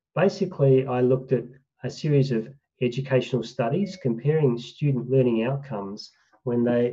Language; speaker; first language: English; native; English